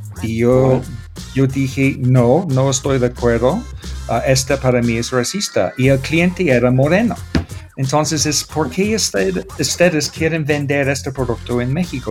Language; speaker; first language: Spanish; non-native, fluent; English